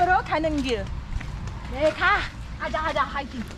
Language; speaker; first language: Korean; non-native, learner; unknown